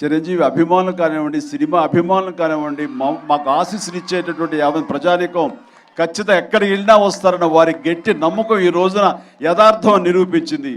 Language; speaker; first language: Telugu; native; Telugu